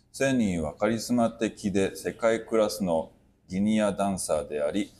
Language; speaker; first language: Japanese; native; Japanese